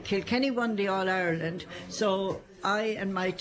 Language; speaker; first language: English; native; English